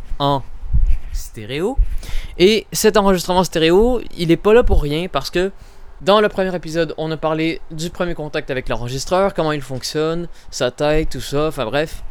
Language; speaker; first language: French; native; French